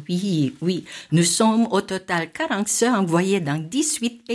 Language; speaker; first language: French; non-native, fluent; Filipino